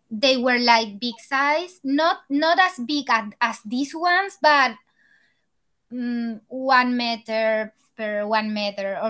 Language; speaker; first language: English; non-native, fluent; Spanish